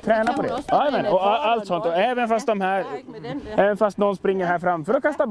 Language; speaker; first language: Swedish; native; Swedish